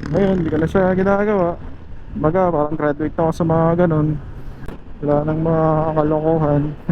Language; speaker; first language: Filipino; non-native, local second language; Cebuano